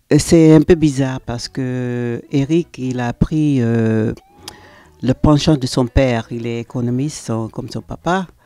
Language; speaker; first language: French; non-native, fluent; English